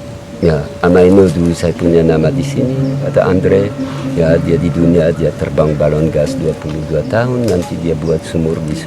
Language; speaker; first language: Indonesian; non-native, learner; French